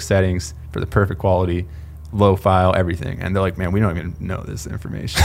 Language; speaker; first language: English; native; English